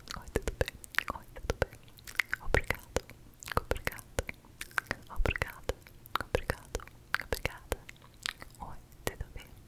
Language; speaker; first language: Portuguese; non-native, learner; English